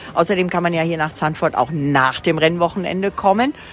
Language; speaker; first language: German; native; German